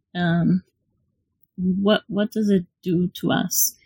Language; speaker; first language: English; non-native, fluent; Hebrew